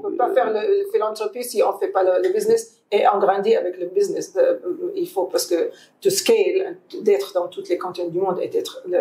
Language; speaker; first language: French; non-native, fluent; Arabic